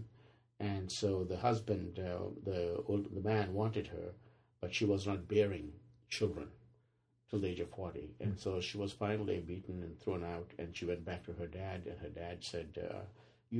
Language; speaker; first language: English; non-native, local second language; Telugu